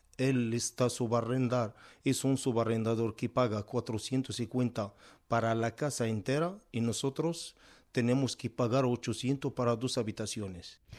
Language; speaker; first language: Spanish; non-native, learner; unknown